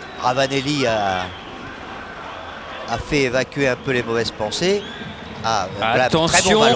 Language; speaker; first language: French; native; French